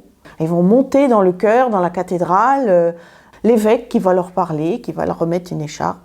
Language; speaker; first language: French; native; French